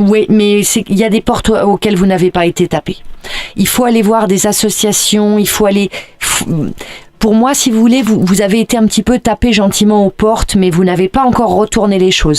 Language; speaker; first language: French; native; French